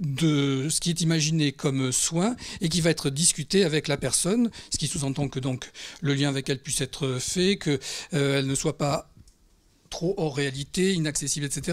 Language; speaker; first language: French; native; French